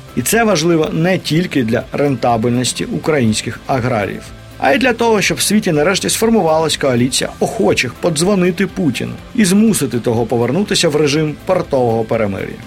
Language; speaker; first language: Ukrainian; non-native, local second language; Russian